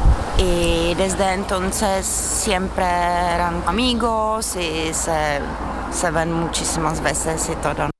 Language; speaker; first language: Spanish; non-native, fluent; Czech